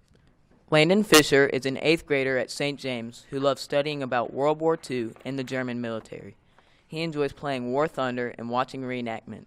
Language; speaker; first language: English; native; English